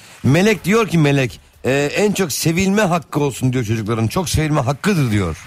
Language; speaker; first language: Turkish; native; Turkish